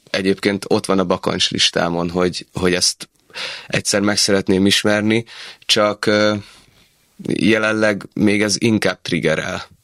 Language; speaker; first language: Hungarian; native; Hungarian